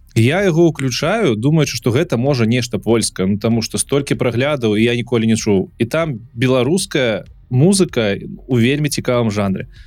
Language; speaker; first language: Belarusian; non-native, local second language; Russian